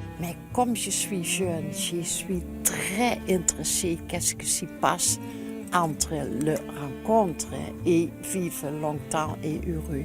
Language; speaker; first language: French; non-native, learner; Dutch